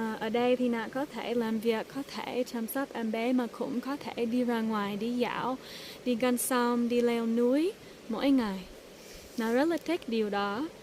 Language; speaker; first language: Vietnamese; early bilingual, heritage; English